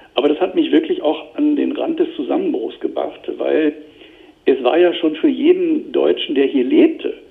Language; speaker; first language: German; native; German